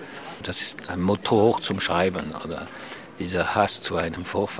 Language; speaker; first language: German; non-native, local second language; French